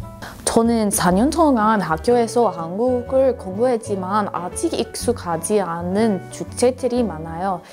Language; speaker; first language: Korean; non-native, fluent; English